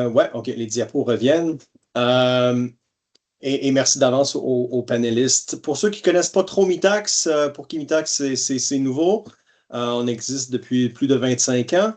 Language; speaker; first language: French; native; French